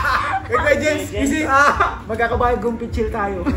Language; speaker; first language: Filipino; native; Filipino